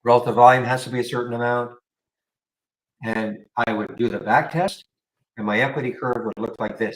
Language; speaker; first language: English; native; English